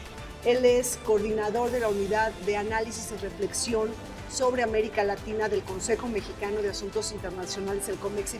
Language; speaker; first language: Spanish; native; Spanish